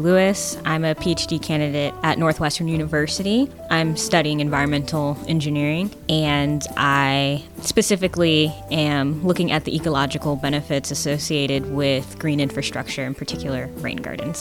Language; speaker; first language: English; native; English